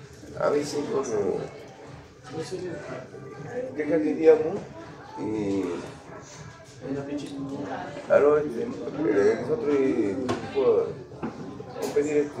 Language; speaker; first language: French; non-native, learner; Spanish